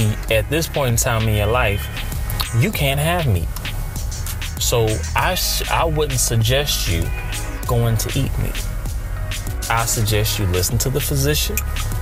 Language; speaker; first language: English; native; English